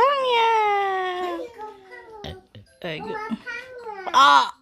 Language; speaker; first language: Korean; non-native, fluent; Filipino